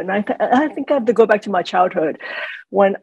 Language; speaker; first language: English; non-native, local second language; Cantonese